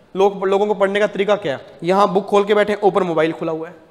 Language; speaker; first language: Hindi; native; Hindi